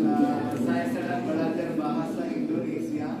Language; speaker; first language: Indonesian; non-native, learner; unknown